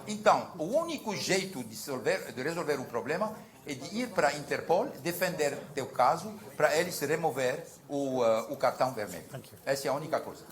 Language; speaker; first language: Portuguese; early bilingual, heritage; Portuguese